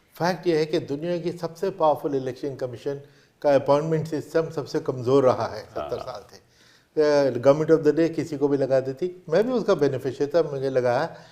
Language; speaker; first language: Hindi; native; Hindi